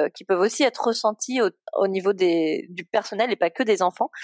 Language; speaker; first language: French; native; French